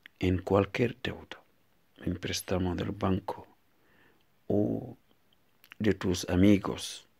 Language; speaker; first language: Spanish; non-native, learner; Fula